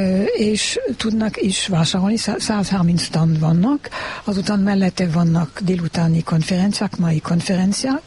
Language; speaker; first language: Hungarian; non-native, learner; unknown